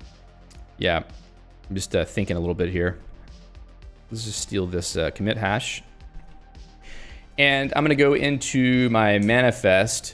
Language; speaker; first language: English; native; English